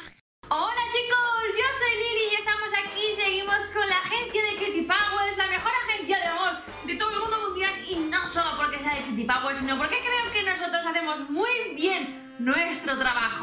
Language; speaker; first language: Spanish; native; Spanish